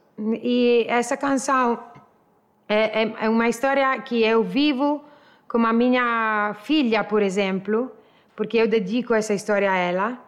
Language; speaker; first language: Portuguese; non-native, learner; Italian